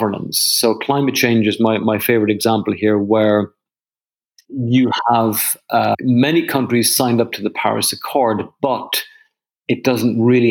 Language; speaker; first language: English; native; English